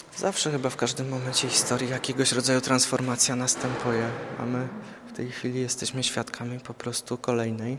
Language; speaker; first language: Polish; native; Polish